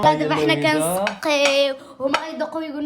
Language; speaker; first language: Arabic; native; Arabic